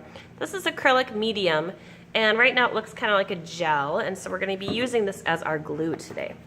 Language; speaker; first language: English; native; English